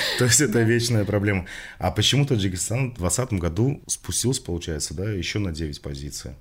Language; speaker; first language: Russian; non-native, local second language; Tajik